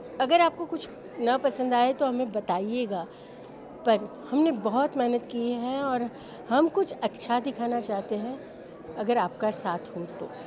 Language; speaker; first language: Hindi; non-native, local second language; Gujarati